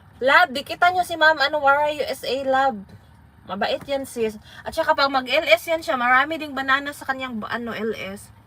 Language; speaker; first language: Filipino; non-native, local second language; Waray